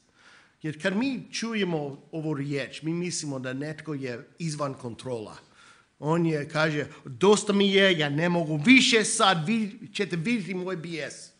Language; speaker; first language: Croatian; non-native, fluent; English